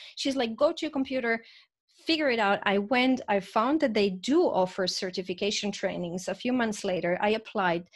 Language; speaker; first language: English; non-native, fluent; Croatian